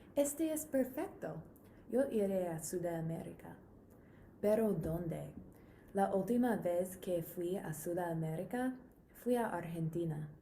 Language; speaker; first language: Spanish; non-native, learner; English